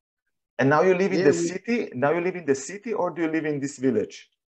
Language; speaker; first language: English; non-native, fluent; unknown